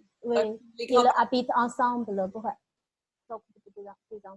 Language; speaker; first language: French; non-native, learner; Chinese